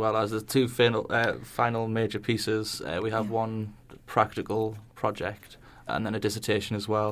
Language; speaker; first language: English; native; English